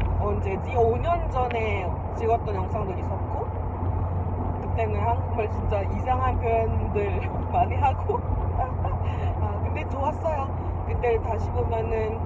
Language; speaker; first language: Korean; non-native, fluent; Malay